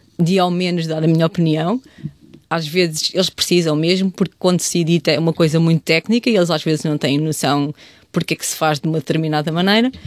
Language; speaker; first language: Portuguese; native; Portuguese